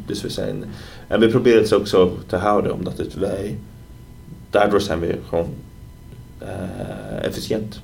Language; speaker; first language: Dutch; non-native, fluent; Swedish